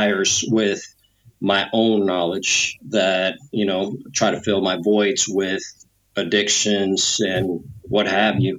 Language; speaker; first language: English; native; English